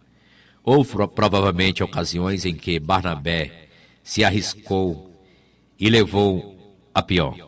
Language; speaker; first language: Portuguese; native; Portuguese